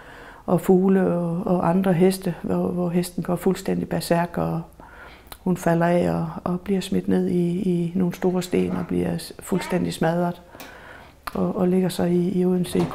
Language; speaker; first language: Danish; native; Danish